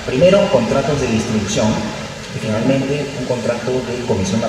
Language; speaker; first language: Spanish; native; Spanish